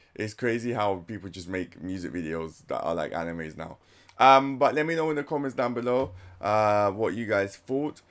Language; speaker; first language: English; native; English